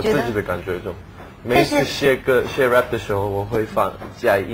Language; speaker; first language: Chinese; non-native, learner; Korean